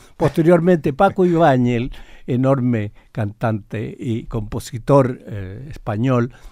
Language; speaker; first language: Spanish; native; Spanish